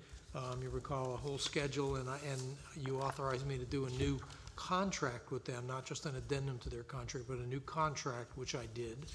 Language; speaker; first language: English; native; English